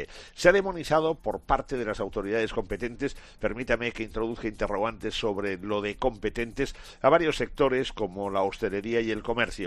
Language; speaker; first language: Spanish; native; Spanish